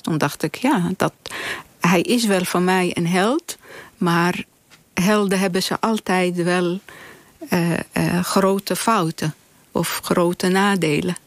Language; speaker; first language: Dutch; non-native, fluent; Arabic